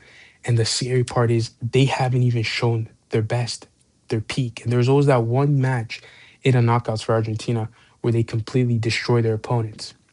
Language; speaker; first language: English; native; English